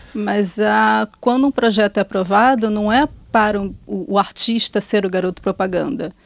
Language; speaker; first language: Portuguese; native; Portuguese